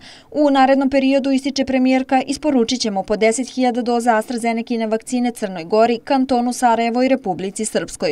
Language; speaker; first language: Serbian; native; Serbian